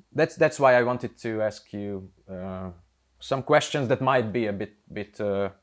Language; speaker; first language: English; non-native, fluent; Hungarian